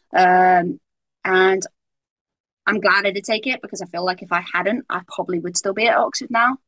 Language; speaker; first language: English; native; English